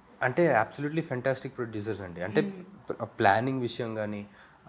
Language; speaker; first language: Telugu; native; Telugu